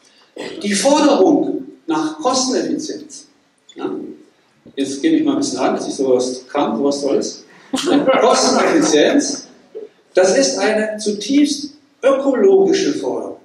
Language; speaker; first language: German; native; German